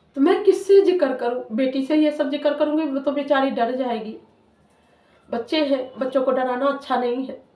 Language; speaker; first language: Hindi; native; Hindi